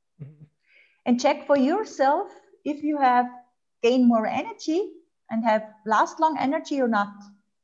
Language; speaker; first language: English; non-native, fluent; German